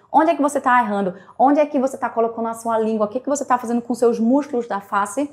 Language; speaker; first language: Portuguese; native; Portuguese